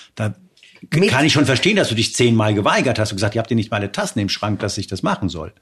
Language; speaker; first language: German; early bilingual, other home language; Spanish